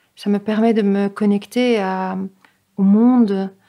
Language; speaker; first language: French; native; French